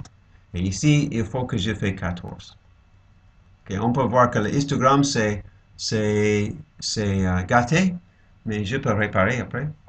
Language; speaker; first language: French; non-native, fluent; English